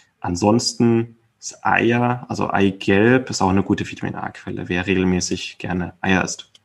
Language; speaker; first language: German; native; German